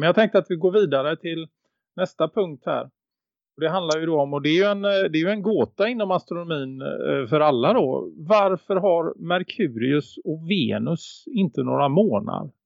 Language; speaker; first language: Swedish; native; Swedish